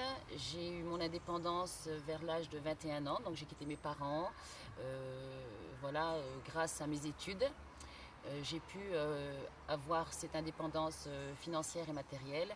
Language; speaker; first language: French; early bilingual, other home language; Kabyle